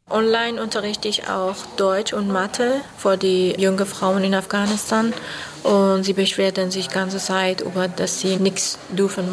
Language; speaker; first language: German; non-native, fluent; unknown